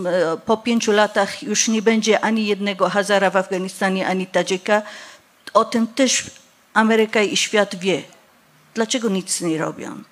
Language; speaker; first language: Polish; non-native, fluent; Persian